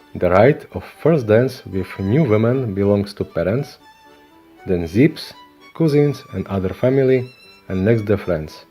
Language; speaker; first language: English; non-native, learner; Slovak